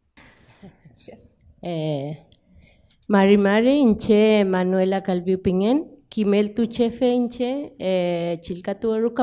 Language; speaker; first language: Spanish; non-native, local second language; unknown